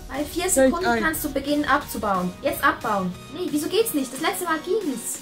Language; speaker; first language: German; native; German